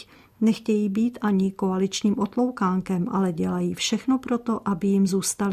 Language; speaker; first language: Czech; native; Czech